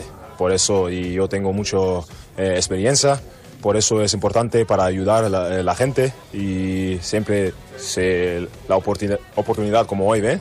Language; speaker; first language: Spanish; non-native, learner; German